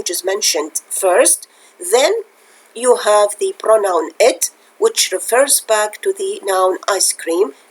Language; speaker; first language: English; non-native, fluent; Arabic